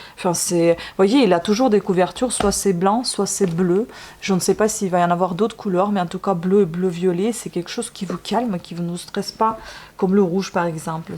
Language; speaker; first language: French; non-native, fluent; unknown